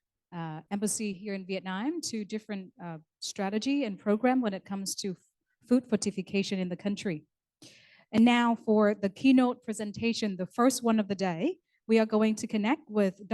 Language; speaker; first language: English; non-native, local second language; Vietnamese